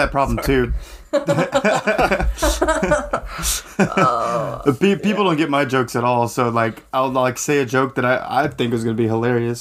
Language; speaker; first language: English; native; English